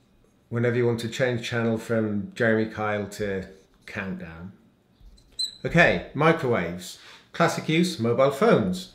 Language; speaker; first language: English; native; English